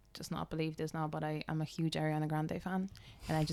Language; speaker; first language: English; non-native, fluent; Polish